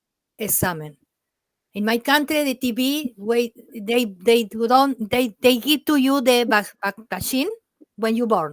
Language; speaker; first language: English; non-native, learner; Spanish